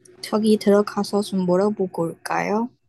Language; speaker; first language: Korean; non-native, learner; Chinese